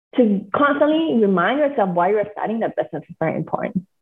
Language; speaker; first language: English; native; English